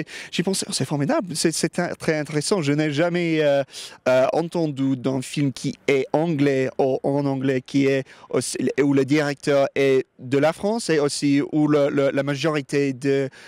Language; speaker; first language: French; non-native, learner; English